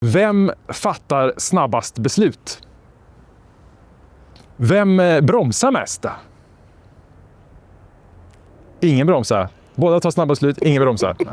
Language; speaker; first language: Swedish; native; Swedish